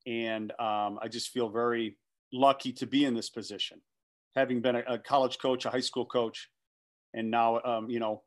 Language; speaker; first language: English; native; English